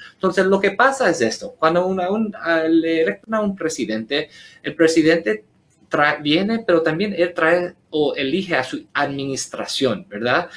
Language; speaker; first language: Spanish; early bilingual, heritage; Spanish